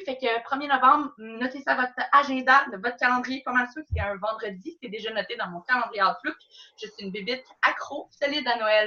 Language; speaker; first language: French; native; French